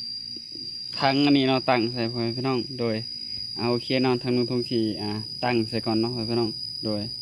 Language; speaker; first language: Thai; non-native, local second language; Lao